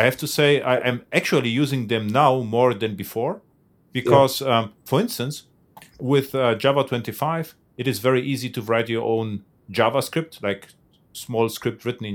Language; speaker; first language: English; non-native, fluent; German